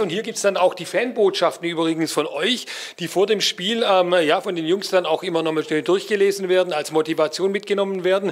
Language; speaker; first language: German; native; German